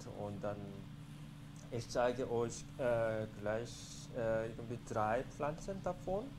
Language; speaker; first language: German; non-native, fluent; Korean